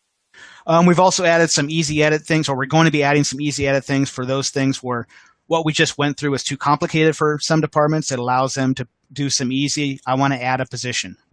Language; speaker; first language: English; native; English